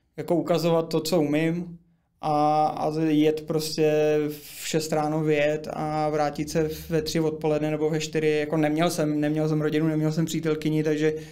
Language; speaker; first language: Czech; native; Czech